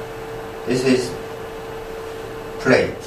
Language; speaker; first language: English; non-native, learner; Korean